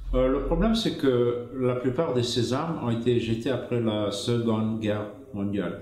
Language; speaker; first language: French; non-native, fluent; English